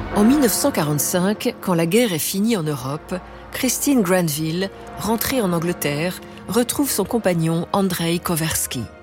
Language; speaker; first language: French; native; French